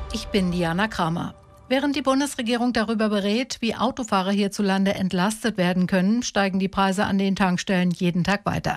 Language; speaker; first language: German; native; German